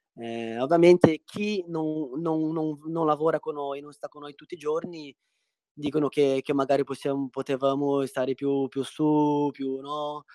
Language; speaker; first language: Italian; non-native, fluent; Portuguese